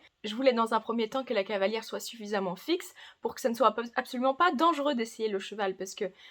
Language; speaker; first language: French; native; French